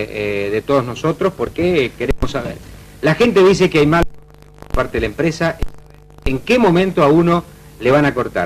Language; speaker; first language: Spanish; native; Spanish